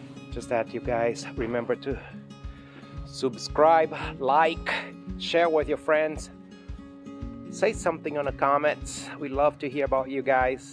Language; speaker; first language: English; non-native, fluent; Portuguese